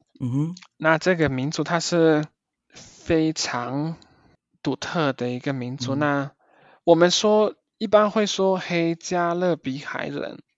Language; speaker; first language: Chinese; early bilingual, heritage; Chinese